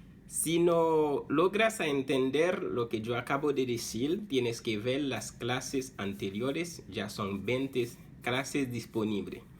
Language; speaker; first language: Spanish; non-native, fluent; Haitian Creole